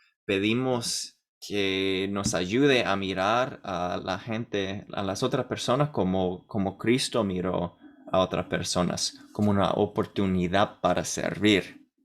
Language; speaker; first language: Spanish; non-native, fluent; English